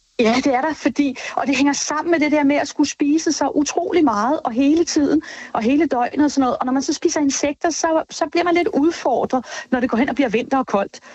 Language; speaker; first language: Danish; native; Danish